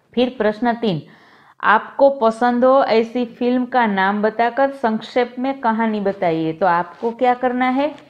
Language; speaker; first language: Hindi; non-native, local second language; Gujarati